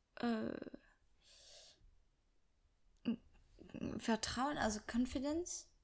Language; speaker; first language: German; non-native, fluent; French